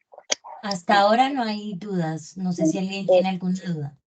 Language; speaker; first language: Spanish; native; Spanish